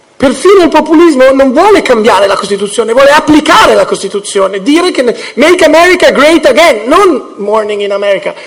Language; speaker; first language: Italian; early bilingual, heritage; English